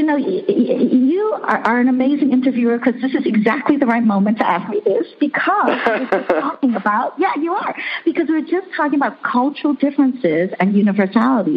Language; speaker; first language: English; early bilingual, other home language; Chinese